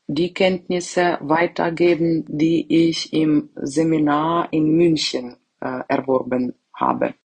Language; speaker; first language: German; non-native, fluent; Ukrainian